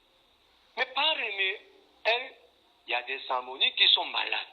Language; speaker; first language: French; non-native, fluent; Korean